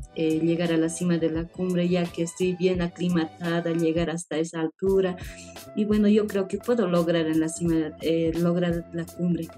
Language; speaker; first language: Spanish; native; Spanish